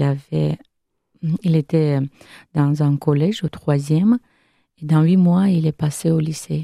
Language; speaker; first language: French; non-native, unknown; Armenian